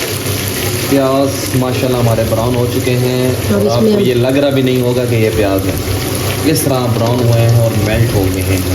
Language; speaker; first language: Urdu; native; Urdu